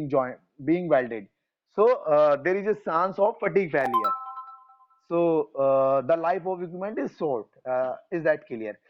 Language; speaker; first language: English; non-native, local second language; Hindi